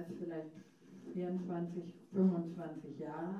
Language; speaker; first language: German; non-native, fluent; English